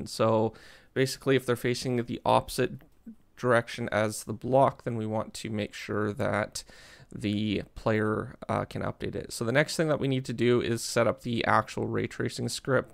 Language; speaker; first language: English; native; English